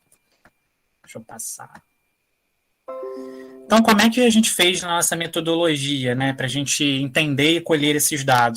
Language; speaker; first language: Portuguese; native; Portuguese